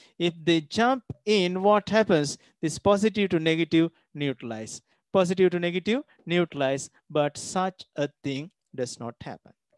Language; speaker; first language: English; non-native, local second language; Sinhala